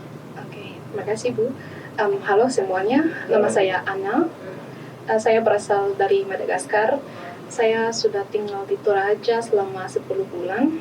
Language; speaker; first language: Indonesian; non-native, learner; Malagasy